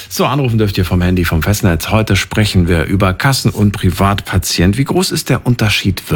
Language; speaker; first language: German; native; German